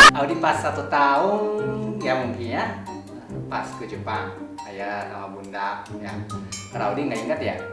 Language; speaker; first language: Indonesian; non-native, fluent; Japanese